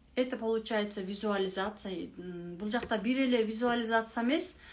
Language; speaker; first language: Russian; non-native, local second language; Kyrgyz